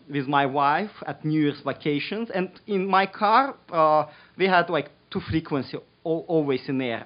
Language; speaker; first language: English; non-native, fluent; Azerbaijani